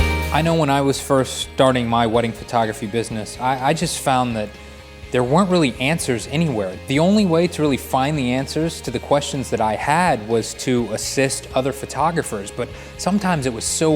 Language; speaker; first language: English; native; English